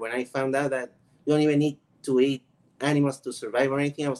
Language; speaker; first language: English; non-native, fluent; Spanish